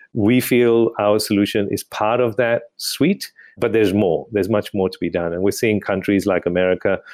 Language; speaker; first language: English; non-native, local second language; Tamil